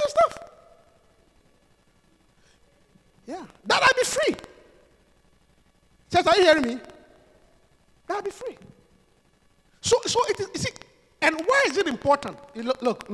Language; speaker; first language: English; non-native, local second language; Akan